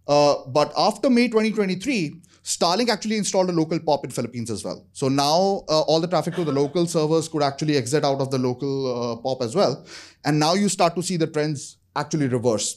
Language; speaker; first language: English; non-native, fluent; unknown